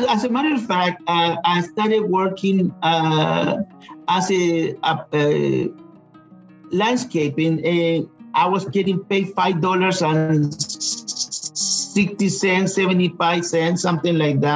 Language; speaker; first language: English; non-native, fluent; Spanish